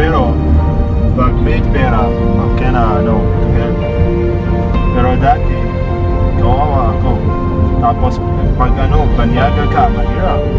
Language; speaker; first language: Filipino; non-native, learner; Arabic